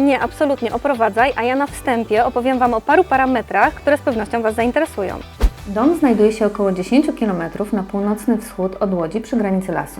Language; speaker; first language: Polish; native; Polish